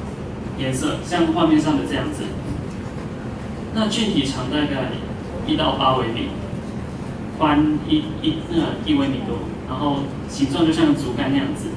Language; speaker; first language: Chinese; native; Chinese